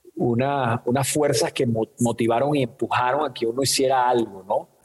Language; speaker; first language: Spanish; native; Spanish